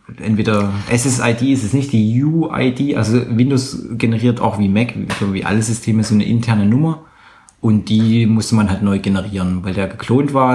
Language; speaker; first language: German; native; German